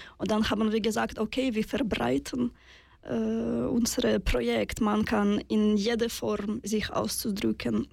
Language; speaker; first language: German; non-native, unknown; Russian